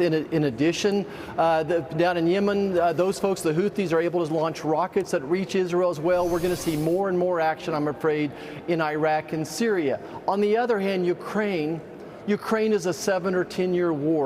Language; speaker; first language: English; native; English